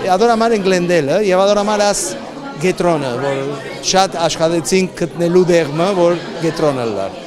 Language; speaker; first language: Armenian; early bilingual, heritage; Armenian